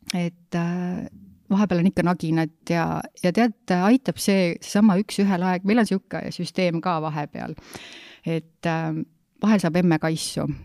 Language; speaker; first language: Estonian; native; Estonian